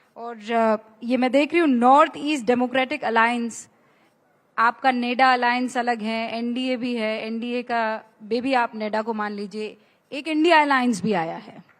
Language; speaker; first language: Hindi; native; Hindi